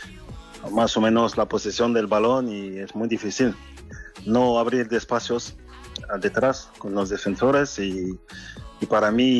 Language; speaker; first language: Spanish; non-native, fluent; French